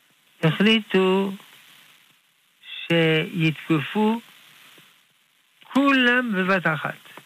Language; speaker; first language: Hebrew; non-native, fluent; French